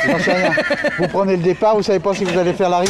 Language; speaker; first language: French; native; French